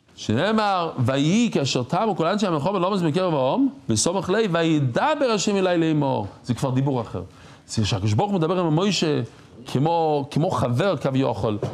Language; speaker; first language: Hebrew; non-native, fluent; English